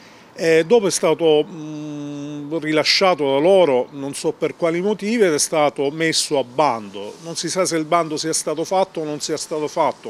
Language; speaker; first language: Italian; native; Italian